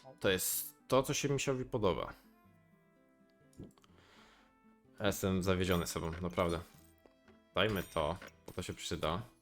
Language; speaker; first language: Polish; native; Polish